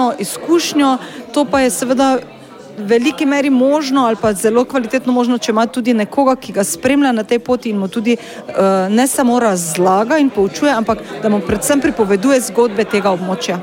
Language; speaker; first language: Slovenian; native; Slovenian